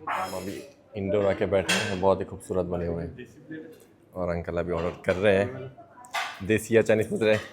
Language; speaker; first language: Urdu; non-native, fluent; Bangla